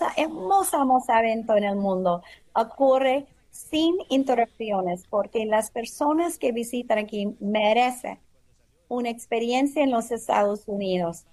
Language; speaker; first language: Spanish; non-native, fluent; English